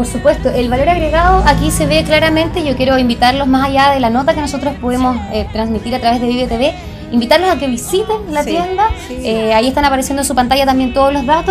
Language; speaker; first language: Spanish; native; Spanish